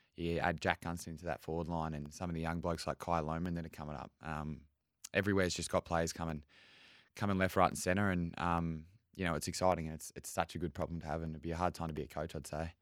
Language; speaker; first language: English; native; English